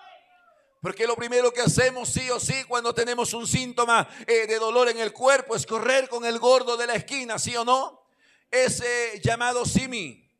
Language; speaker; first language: Spanish; native; Spanish